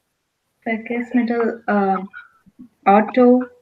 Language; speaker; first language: German; non-native, learner; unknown